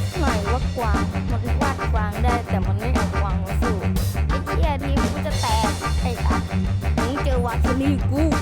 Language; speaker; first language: Thai; native; Thai